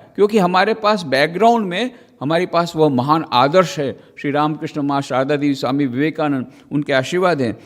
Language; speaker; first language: Hindi; non-native, local second language; Gujarati